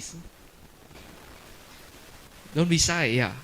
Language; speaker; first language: English; non-native, fluent; Indonesian